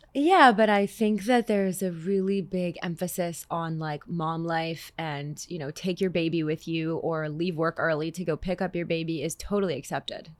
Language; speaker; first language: English; native; English